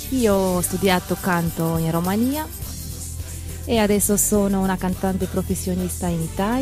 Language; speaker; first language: Italian; non-native, fluent; Romanian